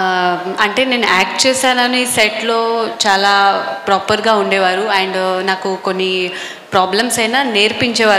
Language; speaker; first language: Telugu; non-native, fluent; Marathi